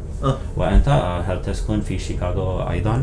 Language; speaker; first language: Arabic; non-native, fluent; English